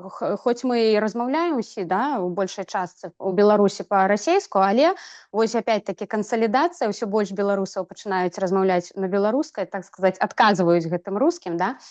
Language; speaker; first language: Belarusian; non-native, local second language; Russian